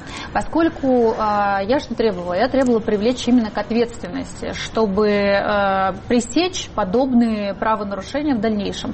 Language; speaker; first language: Russian; native; Russian